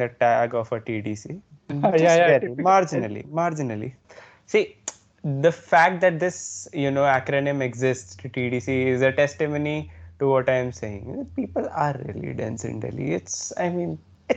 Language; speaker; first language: English; non-native, local second language; Hindi